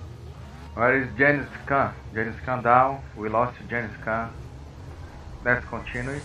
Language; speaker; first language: English; non-native, learner; Portuguese